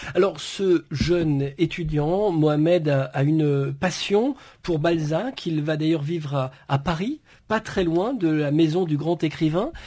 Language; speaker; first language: French; native; French